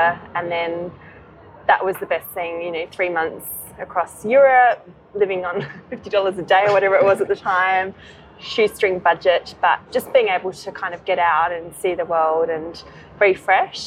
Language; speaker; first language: English; native; English